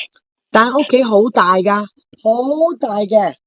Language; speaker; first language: Cantonese; native; Cantonese